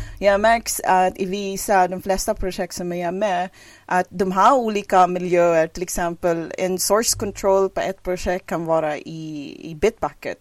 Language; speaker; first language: Swedish; non-native, fluent; Filipino